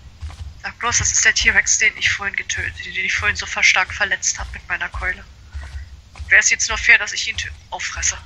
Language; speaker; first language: German; native; German